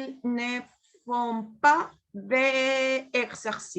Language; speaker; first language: French; non-native, learner; Spanish